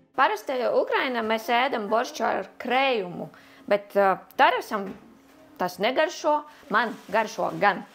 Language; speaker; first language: Latvian; non-native, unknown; Ukrainian